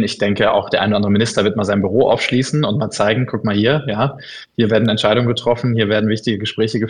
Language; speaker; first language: German; native; German